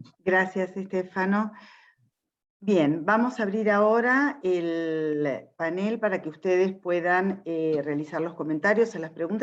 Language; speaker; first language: Spanish; native; Spanish